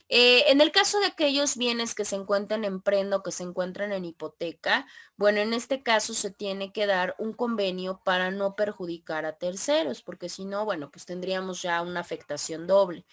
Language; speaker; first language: Spanish; native; Spanish